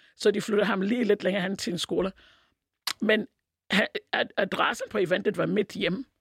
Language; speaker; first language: Danish; non-native, fluent; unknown